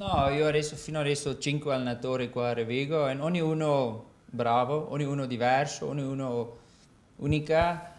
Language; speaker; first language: Italian; non-native, learner; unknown